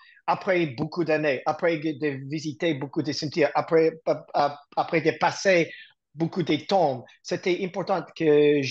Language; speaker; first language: French; non-native, learner; English